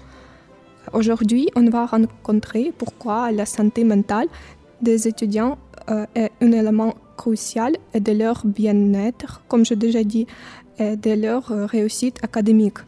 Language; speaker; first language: French; non-native, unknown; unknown